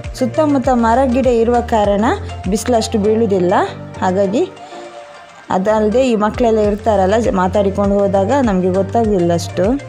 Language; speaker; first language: Kannada; non-native, local second language; Tulu